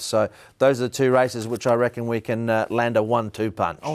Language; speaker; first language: English; native; English